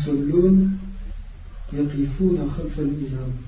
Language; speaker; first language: Arabic; non-native, learner; French